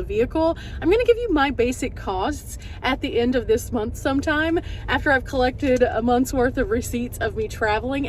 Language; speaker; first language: English; native; English